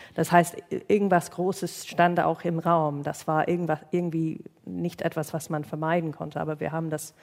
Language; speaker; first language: German; non-native, fluent; English